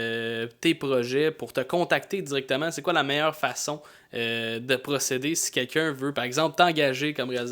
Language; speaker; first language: French; native; French